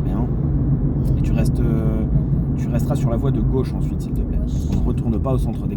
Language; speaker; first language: French; native; French